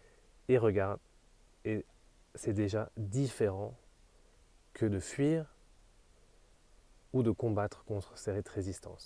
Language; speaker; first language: French; native; French